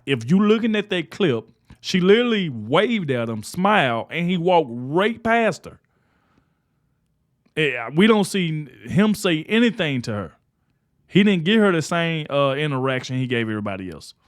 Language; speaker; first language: English; native; English